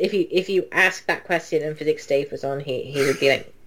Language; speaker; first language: English; native; English